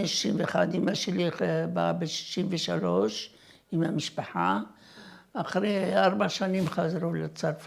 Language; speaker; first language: Hebrew; non-native, fluent; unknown